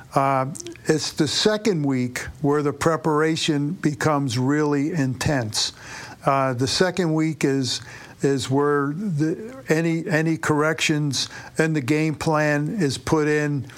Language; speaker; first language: English; native; English